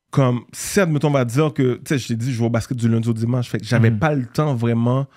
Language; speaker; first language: French; native; French